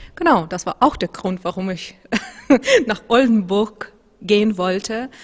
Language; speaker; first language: German; non-native, fluent; Russian